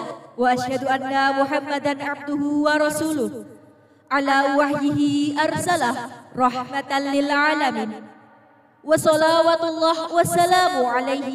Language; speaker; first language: Arabic; non-native, fluent; Indonesian